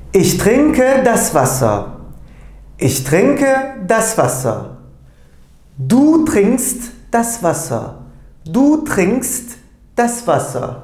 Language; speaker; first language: German; non-native, fluent; Turkish